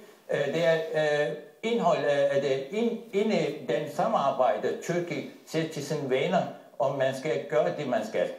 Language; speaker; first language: Danish; non-native, fluent; Turkish